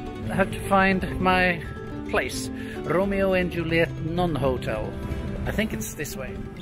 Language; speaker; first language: English; non-native, fluent; Swedish